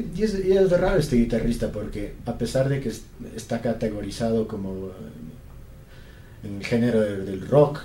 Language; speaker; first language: Spanish; native; Spanish